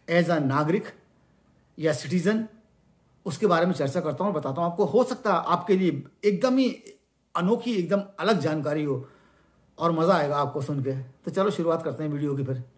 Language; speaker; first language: Hindi; native; Hindi